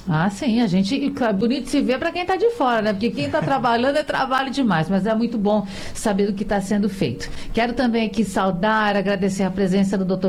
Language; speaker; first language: Portuguese; native; Portuguese